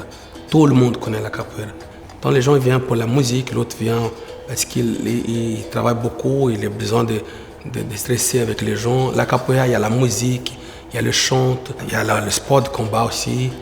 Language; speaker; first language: French; non-native, fluent; Portuguese